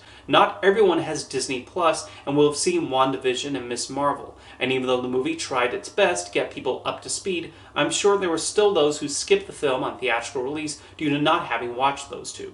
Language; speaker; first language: English; native; English